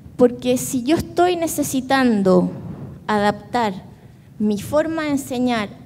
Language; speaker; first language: Spanish; native; Spanish